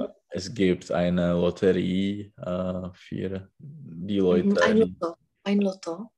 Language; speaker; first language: German; non-native, learner; Czech